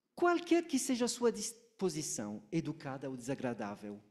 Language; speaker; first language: Portuguese; non-native, fluent; French